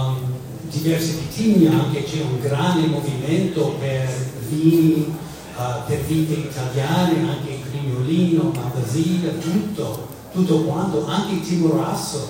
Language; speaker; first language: Italian; non-native, fluent; English